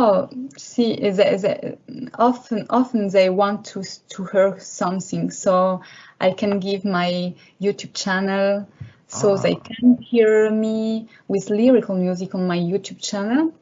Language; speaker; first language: English; non-native, learner; French